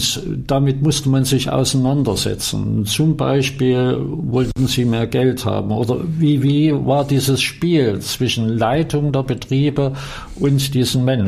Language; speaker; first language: German; native; German